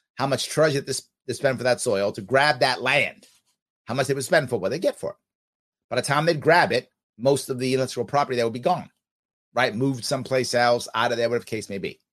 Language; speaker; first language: English; native; English